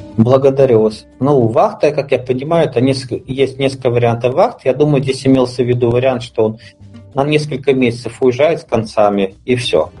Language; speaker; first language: Russian; native; Russian